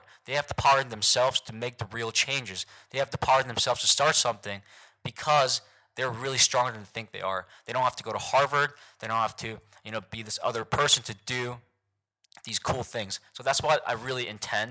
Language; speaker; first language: English; early bilingual, other home language; Korean